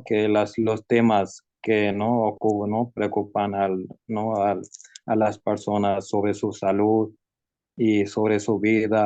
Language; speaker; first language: Spanish; non-native, learner; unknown